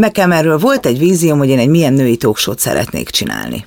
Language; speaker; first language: Hungarian; native; Hungarian